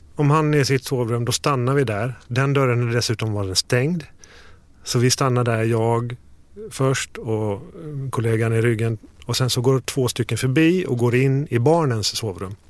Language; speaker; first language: Swedish; native; Swedish